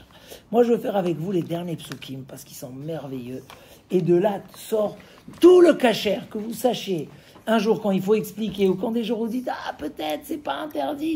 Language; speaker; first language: French; native; French